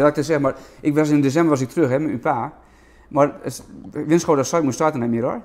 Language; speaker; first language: Dutch; native; Dutch